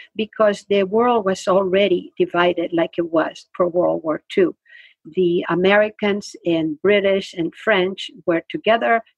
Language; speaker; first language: English; non-native, fluent; Spanish